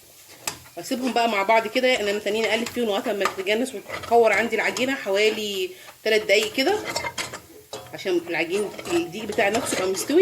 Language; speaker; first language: Arabic; native; Arabic